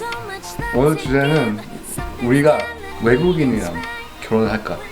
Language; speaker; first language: Korean; early bilingual, heritage; Korean